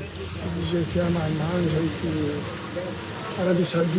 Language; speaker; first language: French; non-native, learner; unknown